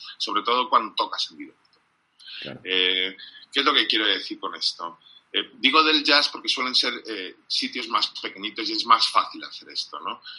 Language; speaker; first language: Spanish; non-native, fluent; English